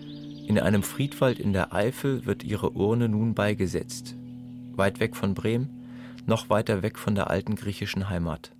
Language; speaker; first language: German; native; German